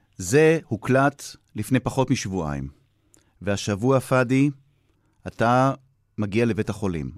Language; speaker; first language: Hebrew; native; Hebrew